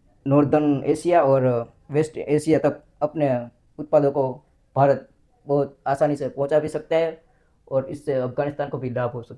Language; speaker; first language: Hindi; non-native, local second language; Gujarati